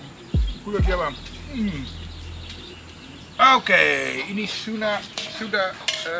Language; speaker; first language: Indonesian; non-native, learner; Dutch